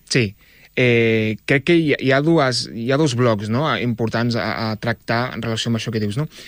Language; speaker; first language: Catalan; early bilingual, other home language; Arabic